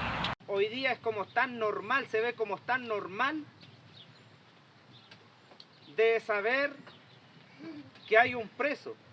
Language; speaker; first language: Spanish; native; Spanish